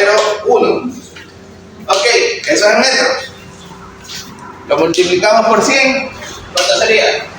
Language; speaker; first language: Spanish; native; Spanish